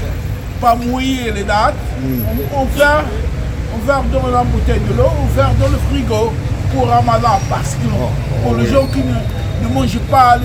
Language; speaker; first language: French; non-native, learner; Arabic